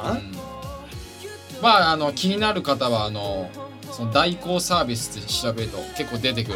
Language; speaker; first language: Japanese; native; Japanese